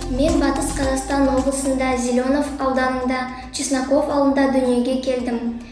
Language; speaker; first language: Kazakh; non-native, local second language; Russian